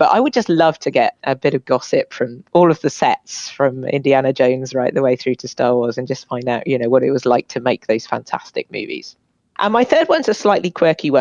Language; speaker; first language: English; native; English